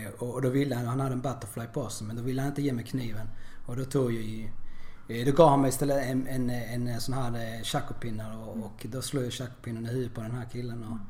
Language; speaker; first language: Swedish; early bilingual, other home language; Spanish